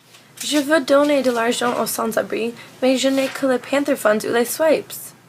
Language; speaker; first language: French; non-native, learner; English